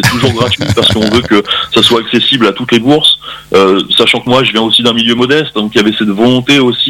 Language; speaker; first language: French; native; French